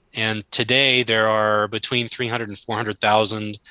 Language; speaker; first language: English; native; English